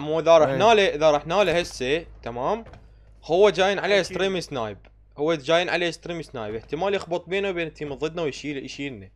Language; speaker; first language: Arabic; native; Arabic